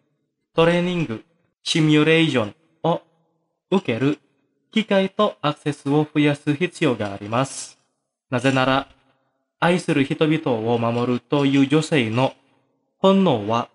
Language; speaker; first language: Japanese; non-native, fluent; Indonesian